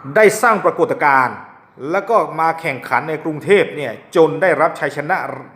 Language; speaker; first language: Thai; non-native, local second language; S'gaw Karen